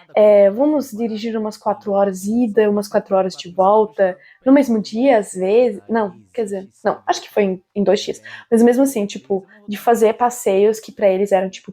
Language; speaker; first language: Portuguese; non-native, fluent; German